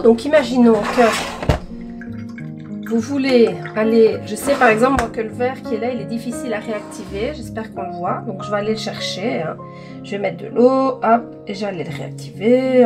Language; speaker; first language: French; native; French